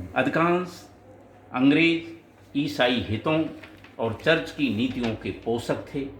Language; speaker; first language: Hindi; native; Hindi